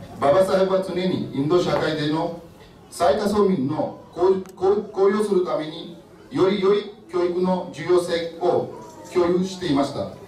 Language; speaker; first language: Japanese; non-native, fluent; Marathi